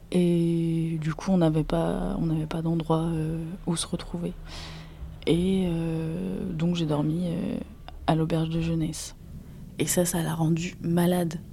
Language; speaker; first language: French; native; French